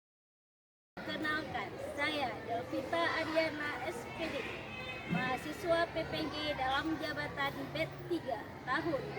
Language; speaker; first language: Indonesian; native; Indonesian